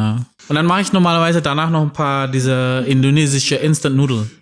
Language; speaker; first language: German; non-native, fluent; Indonesian